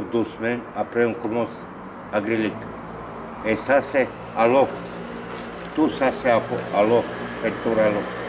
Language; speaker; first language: French; non-native, learner; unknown